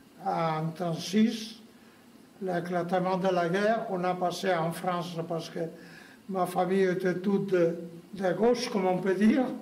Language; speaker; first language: French; non-native, fluent; Spanish